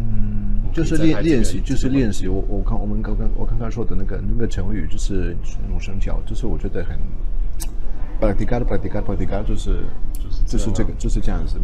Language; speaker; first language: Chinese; non-native, fluent; Spanish